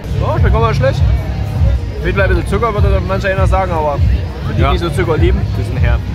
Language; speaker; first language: German; native; German